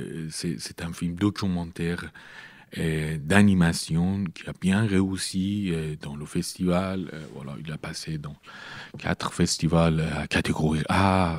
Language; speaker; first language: French; non-native, learner; Persian